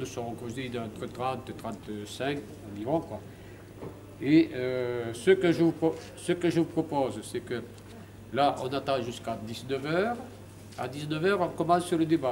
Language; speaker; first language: French; native; French